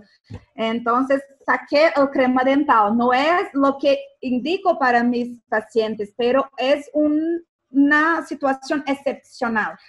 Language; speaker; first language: Spanish; non-native, fluent; Portuguese